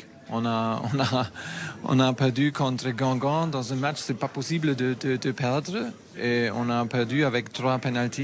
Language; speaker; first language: French; non-native, fluent; German